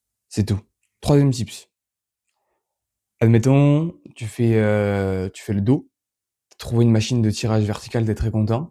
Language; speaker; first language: French; native; French